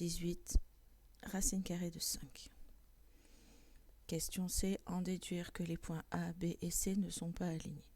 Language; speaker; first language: French; native; French